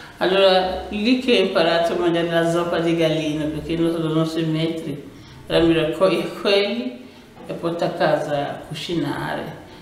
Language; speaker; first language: Italian; non-native, learner; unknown